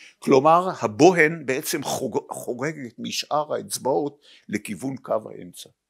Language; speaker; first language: Hebrew; native; Hebrew